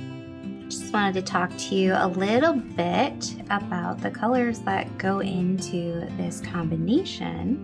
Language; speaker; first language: English; native; English